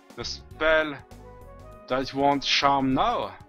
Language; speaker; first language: English; non-native, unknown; French